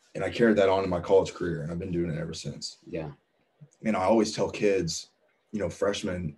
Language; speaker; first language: English; native; English